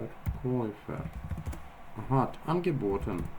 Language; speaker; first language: German; non-native, fluent; Ukrainian